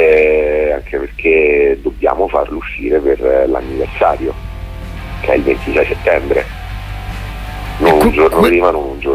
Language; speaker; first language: Italian; native; Italian